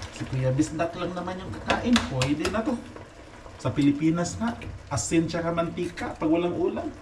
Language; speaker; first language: Filipino; non-native, local second language; Cebuano